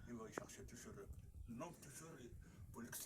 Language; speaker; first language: French; non-native, local second language; Arabic